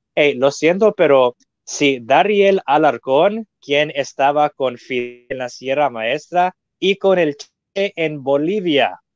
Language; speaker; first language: Spanish; non-native, fluent; English